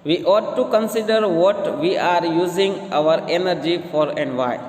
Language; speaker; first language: English; non-native, local second language; Gujarati